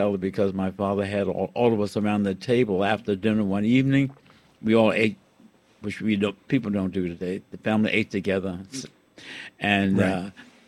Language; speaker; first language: English; native; English